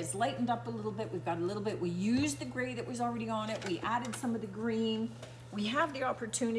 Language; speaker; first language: English; native; English